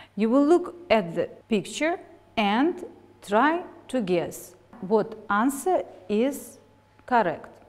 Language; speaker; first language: English; non-native, fluent; Russian